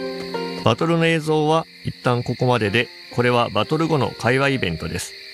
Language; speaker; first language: Japanese; native; Japanese